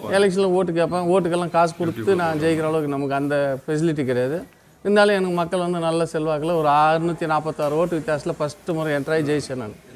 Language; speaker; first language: Tamil; non-native, local second language; Marathi